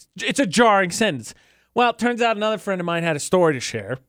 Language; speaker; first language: English; native; English